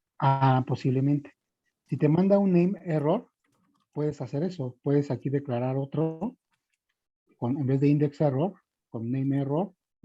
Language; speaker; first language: Spanish; native; Spanish